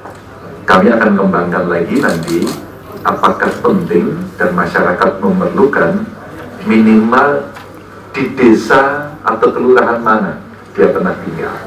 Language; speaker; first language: Indonesian; native; Indonesian